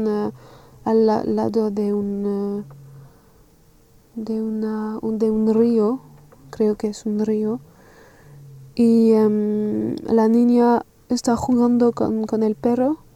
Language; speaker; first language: Spanish; non-native, learner; French